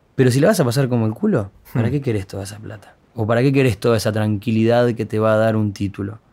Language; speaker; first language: Spanish; native; Spanish